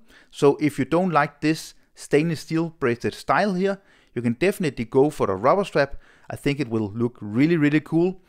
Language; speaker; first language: English; non-native, fluent; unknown